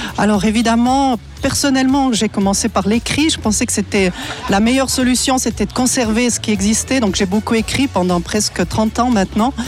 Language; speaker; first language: French; native; French